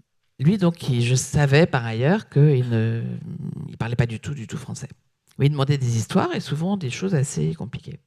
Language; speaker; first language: French; native; French